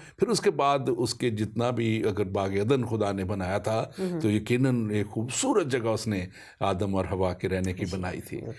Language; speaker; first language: Urdu; non-native, local second language; Punjabi